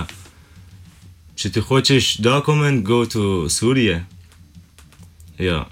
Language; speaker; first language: Slovenian; non-native, learner; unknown